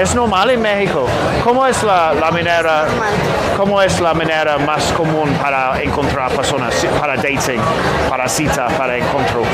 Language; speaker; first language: Spanish; non-native, learner; English